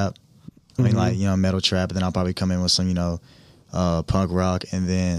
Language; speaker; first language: English; native; English